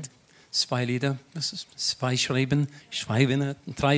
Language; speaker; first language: German; non-native, learner; English